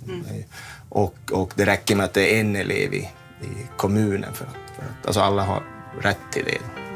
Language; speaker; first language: Swedish; native; Swedish